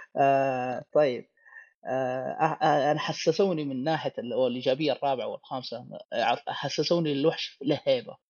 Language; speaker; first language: Arabic; native; Arabic